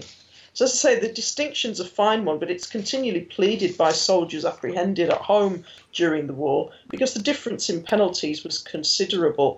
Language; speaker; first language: English; native; English